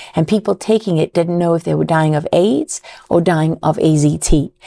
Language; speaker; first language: English; native; English